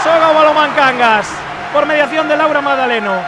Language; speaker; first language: Spanish; non-native, local second language; Galician